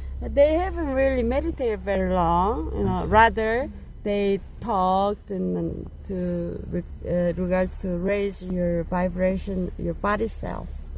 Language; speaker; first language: English; non-native, fluent; Korean